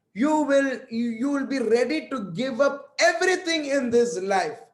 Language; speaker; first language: English; non-native, local second language; Hindi